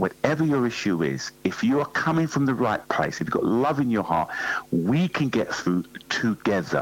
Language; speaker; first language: English; native; English